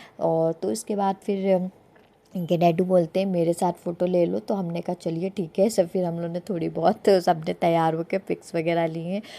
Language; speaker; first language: Hindi; native; Hindi